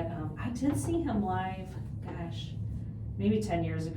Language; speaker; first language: English; native; English